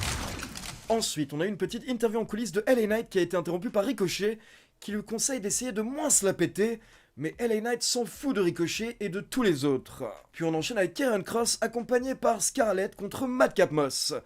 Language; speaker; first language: French; native; French